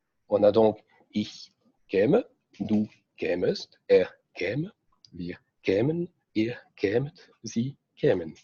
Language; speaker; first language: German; non-native, fluent; French